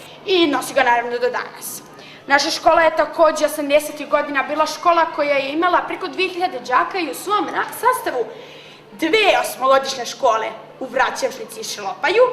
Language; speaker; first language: Bosnian; native; Bosnian